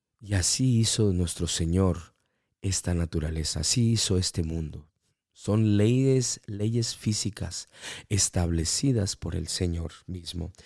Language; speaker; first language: Spanish; early bilingual, heritage; Spanish